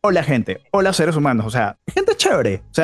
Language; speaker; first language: Spanish; native; Spanish